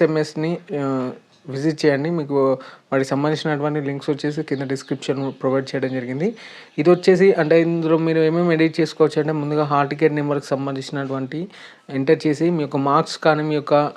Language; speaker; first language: Telugu; native; Telugu